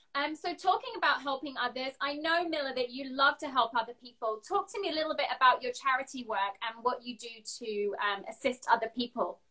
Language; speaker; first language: English; native; English